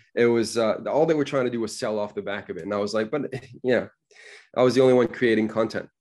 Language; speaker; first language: English; native; English